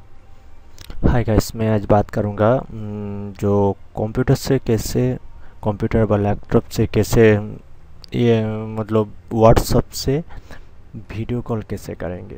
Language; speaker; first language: Hindi; non-native, local second language; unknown